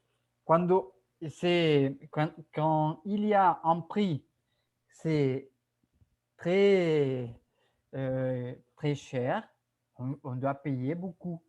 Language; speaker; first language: French; non-native, fluent; Spanish